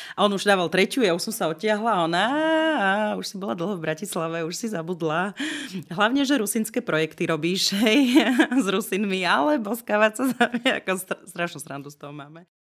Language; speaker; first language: Slovak; native; Slovak